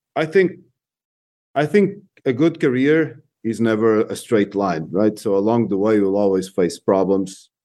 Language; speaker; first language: English; non-native, fluent; Portuguese